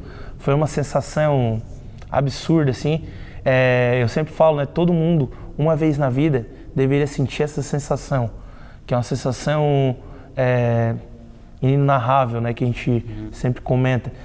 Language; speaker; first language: Portuguese; native; Portuguese